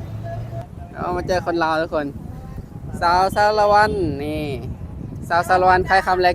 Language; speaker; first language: Thai; non-native, local second language; Northeastern Thai